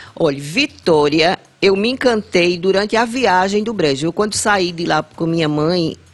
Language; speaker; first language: Portuguese; native; Portuguese